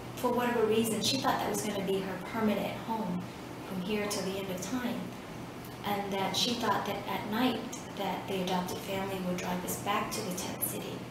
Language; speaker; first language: English; early bilingual, other home language; Vietnamese